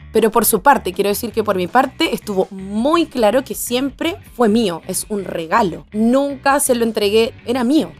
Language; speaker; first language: Spanish; native; Spanish